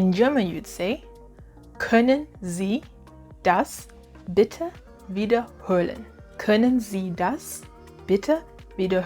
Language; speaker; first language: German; non-native, fluent; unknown